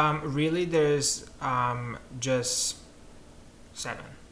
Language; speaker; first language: English; non-native, fluent; Lithuanian